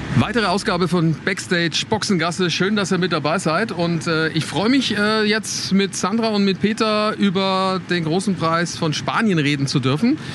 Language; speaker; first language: German; native; German